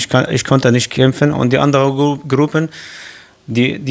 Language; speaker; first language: German; non-native, learner; Kurdish